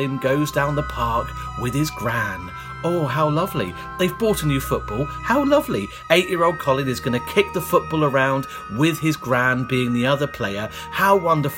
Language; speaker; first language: English; native; English